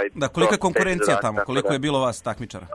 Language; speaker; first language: Serbian; native; Serbian